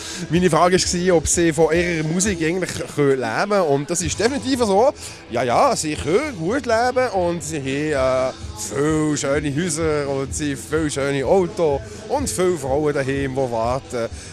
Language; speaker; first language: German; native; German